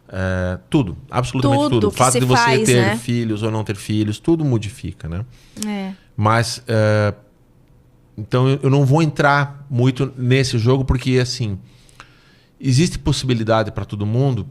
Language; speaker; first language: Portuguese; native; Portuguese